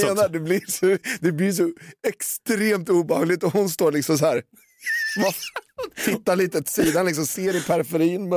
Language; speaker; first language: Swedish; native; Swedish